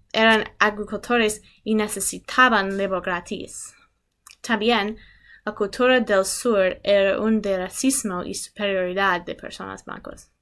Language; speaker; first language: Spanish; non-native, learner; English